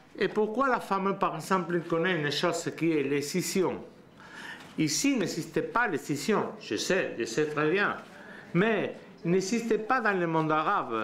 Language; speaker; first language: French; non-native, learner; Spanish